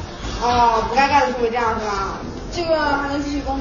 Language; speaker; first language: Chinese; native; Chinese